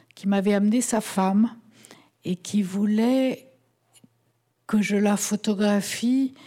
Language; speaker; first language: French; native; French